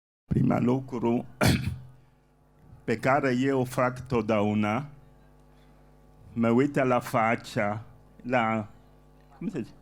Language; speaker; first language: Romanian; non-native, fluent; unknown